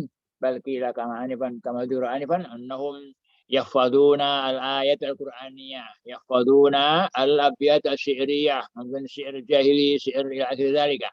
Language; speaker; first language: Arabic; non-native, fluent; Indonesian